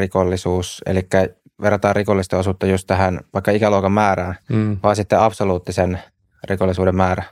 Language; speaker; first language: Finnish; native; Finnish